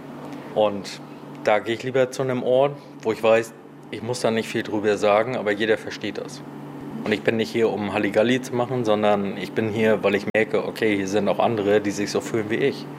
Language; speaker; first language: German; native; German